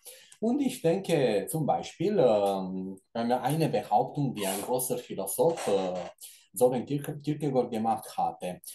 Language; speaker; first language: German; non-native, fluent; Romanian